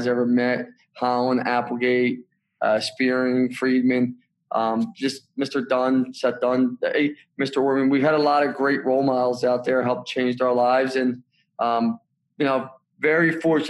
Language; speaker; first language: English; native; English